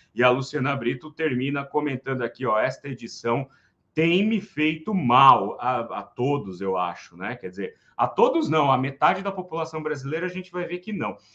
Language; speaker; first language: Portuguese; native; Portuguese